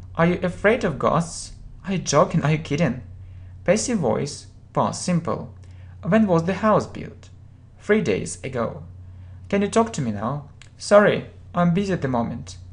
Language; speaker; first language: English; non-native, fluent; Russian